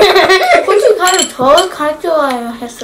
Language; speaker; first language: Korean; early bilingual, heritage; English